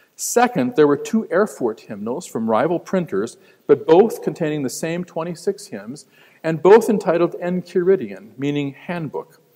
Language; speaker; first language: English; native; English